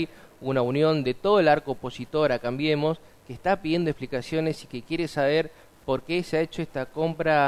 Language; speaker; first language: Spanish; native; Spanish